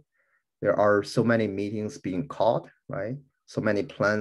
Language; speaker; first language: English; non-native, fluent; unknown